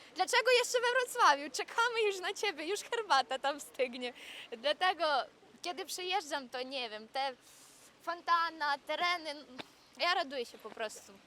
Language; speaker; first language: Polish; early bilingual, heritage; Polish